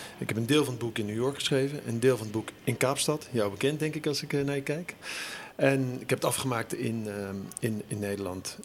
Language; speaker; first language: Dutch; native; Dutch